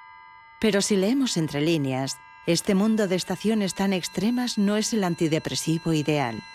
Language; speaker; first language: Spanish; native; Spanish